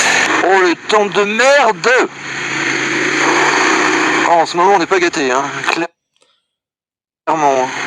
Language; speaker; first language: French; native; French